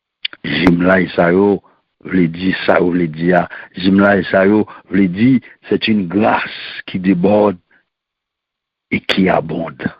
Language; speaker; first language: French; non-native, local second language; Haitian Creole